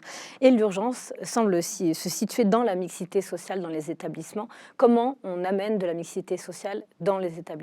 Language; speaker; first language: French; native; French